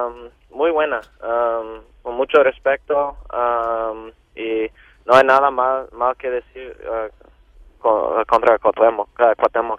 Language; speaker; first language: Spanish; non-native, local second language; English